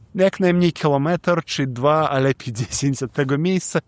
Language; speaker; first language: Polish; non-native, fluent; Belarusian